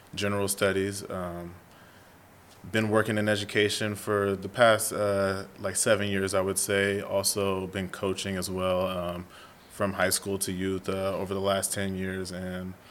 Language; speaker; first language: English; native; English